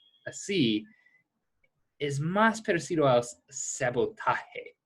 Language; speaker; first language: Spanish; non-native, fluent; English